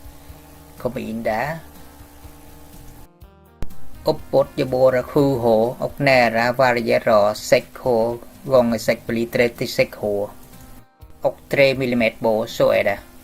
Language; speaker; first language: Swedish; non-native, learner; Vietnamese